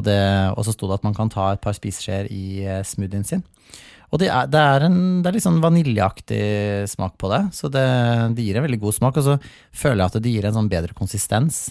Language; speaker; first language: Norwegian; native; Norwegian